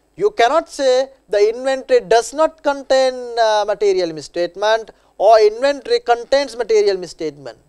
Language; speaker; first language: English; non-native, local second language; Sinhala